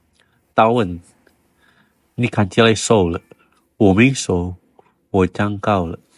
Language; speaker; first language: Chinese; non-native, learner; Indonesian